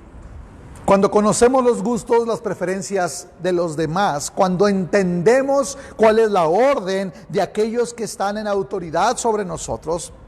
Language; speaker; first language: Spanish; native; Spanish